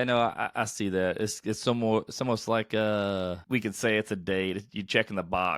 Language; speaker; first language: English; native; English